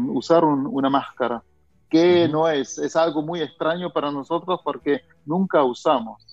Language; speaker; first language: Spanish; non-native, fluent; German